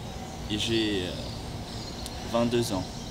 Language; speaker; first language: French; non-native, fluent; Portuguese